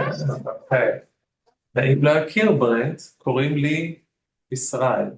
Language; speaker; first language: Hebrew; non-native, fluent; English